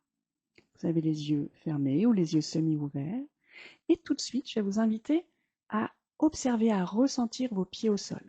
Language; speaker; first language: French; native; French